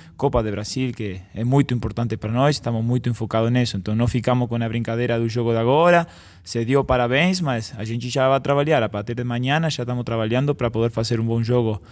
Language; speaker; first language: Portuguese; non-native, fluent; Spanish